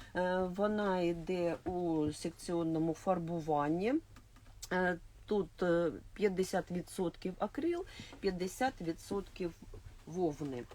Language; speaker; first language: Ukrainian; non-native, local second language; Russian